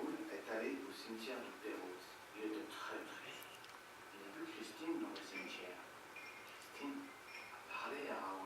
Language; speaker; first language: French; non-native, learner; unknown